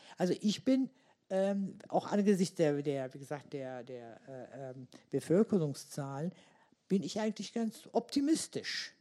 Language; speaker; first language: German; early bilingual, other home language; Turkish